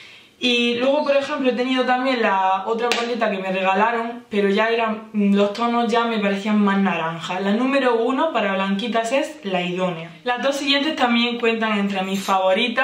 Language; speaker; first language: Spanish; native; Spanish